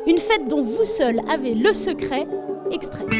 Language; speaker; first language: French; native; French